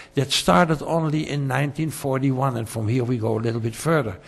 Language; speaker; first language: English; non-native, fluent; Dutch